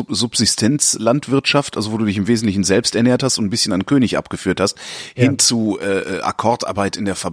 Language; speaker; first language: German; native; German